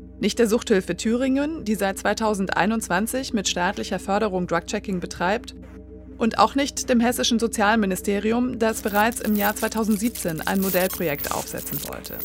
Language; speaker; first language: German; native; German